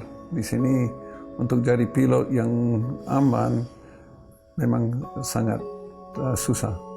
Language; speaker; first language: Indonesian; non-native, fluent; English